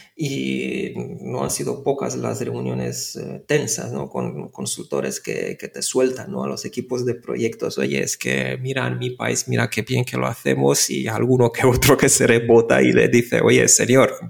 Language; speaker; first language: Spanish; non-native, fluent; Romanian